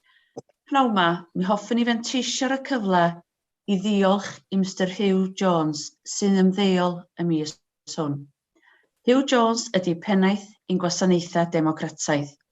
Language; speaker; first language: Welsh; native; Welsh